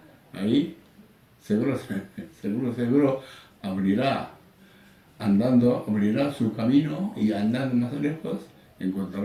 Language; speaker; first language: Spanish; non-native, learner; Japanese